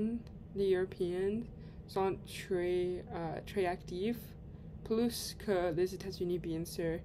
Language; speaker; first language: French; non-native, learner; English